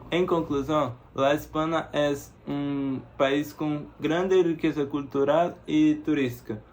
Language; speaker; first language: Spanish; non-native, learner; Portuguese